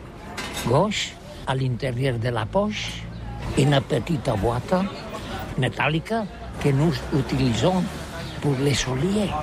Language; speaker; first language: French; non-native, learner; Catalan